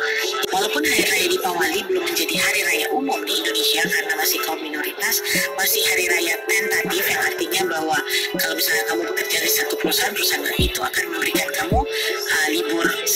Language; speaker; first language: Indonesian; native; Indonesian